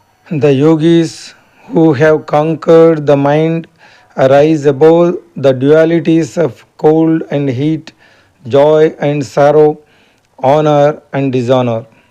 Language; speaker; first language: English; non-native, local second language; Telugu